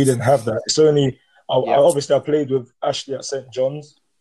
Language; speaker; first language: English; native; English